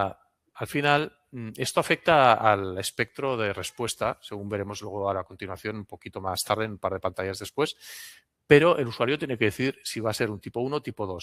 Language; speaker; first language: Spanish; non-native, local second language; Catalan